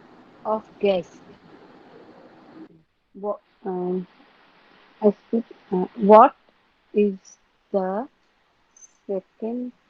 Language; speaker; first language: English; non-native, learner; Hindi